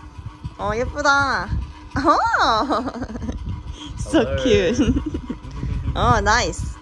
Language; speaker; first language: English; non-native, learner; Korean